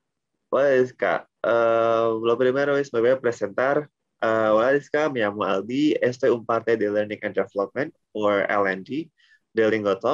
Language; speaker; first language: Spanish; non-native, learner; Indonesian